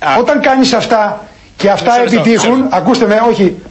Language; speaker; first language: Greek; native; Greek